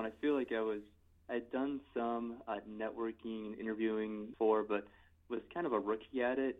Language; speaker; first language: English; native; English